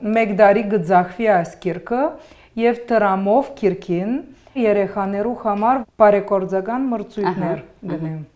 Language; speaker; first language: Armenian; early bilingual, heritage; Armenian